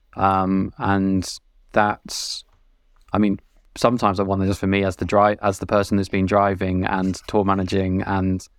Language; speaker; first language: English; native; English